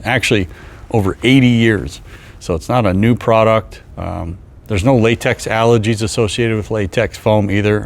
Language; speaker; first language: English; native; English